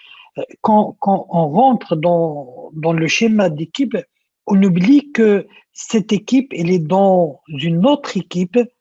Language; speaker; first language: French; non-native, local second language; Arabic